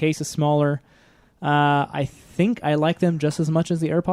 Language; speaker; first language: English; native; English